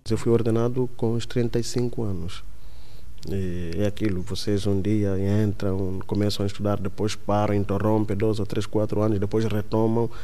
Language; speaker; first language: Portuguese; non-native, local second language; Kongo